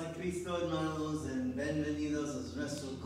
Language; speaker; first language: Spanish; non-native, learner; English